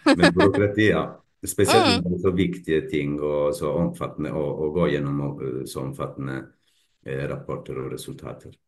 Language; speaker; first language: Norwegian; non-native, fluent; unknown